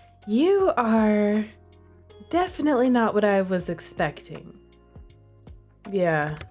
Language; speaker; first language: English; native; English